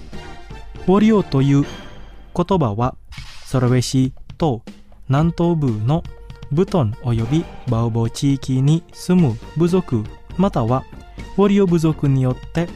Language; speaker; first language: Japanese; non-native, fluent; Indonesian